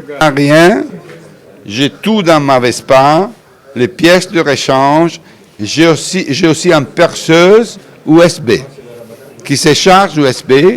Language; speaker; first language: French; non-native, fluent; Italian